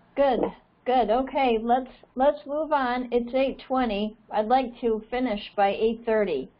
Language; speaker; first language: English; native; English